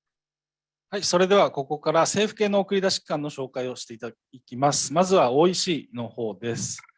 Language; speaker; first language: Japanese; native; Japanese